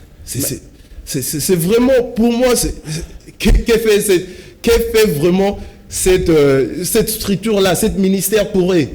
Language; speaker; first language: French; non-native, local second language; Lingala